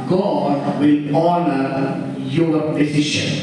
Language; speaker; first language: English; non-native, local second language; Telugu